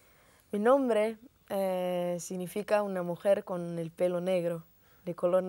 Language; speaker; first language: Spanish; non-native, fluent; Portuguese